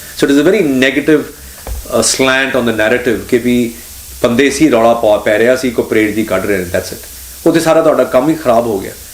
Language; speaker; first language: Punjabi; early bilingual, heritage; Punjabi